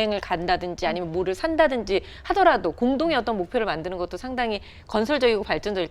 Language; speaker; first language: Korean; native; Korean